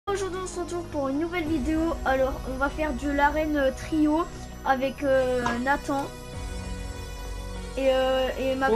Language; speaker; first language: French; native; French